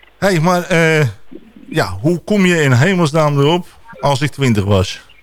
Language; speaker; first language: Dutch; native; Dutch